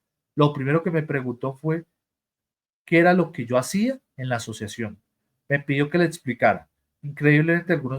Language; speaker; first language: Spanish; native; Spanish